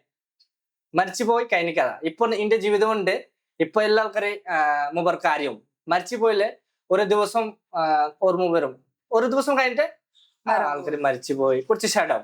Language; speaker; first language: Malayalam; non-native, fluent; Bangla